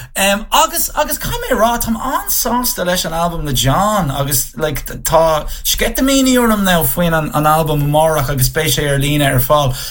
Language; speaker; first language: Irish; non-native, local second language; English